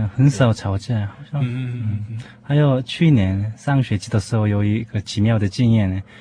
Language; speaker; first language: Chinese; non-native, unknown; Korean